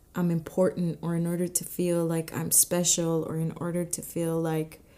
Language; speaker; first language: English; native; English